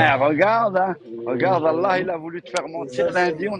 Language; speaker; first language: French; native; French